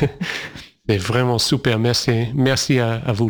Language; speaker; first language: French; non-native, fluent; English